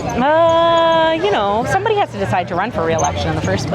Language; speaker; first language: English; early bilingual, other home language; Urdu